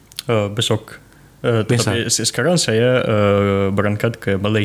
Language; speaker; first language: Indonesian; non-native, fluent; Russian